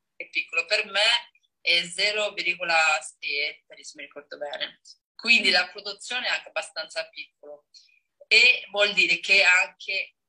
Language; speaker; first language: Italian; non-native, fluent; Danish